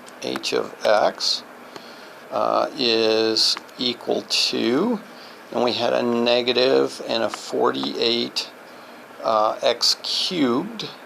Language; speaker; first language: English; native; English